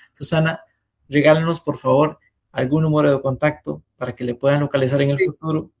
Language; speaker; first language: Spanish; native; Spanish